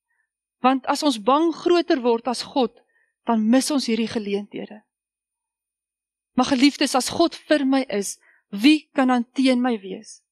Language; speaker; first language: Afrikaans; native; Afrikaans